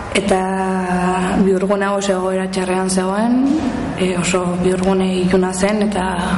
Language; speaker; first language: Basque; non-native, local second language; Spanish